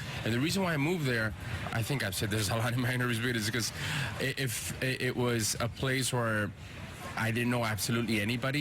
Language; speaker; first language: English; early bilingual, other home language; Spanish